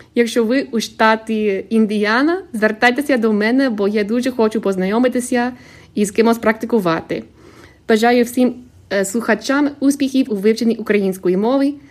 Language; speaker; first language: Ukrainian; non-native, fluent; English